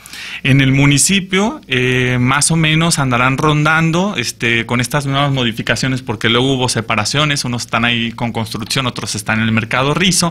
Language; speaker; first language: Spanish; native; Spanish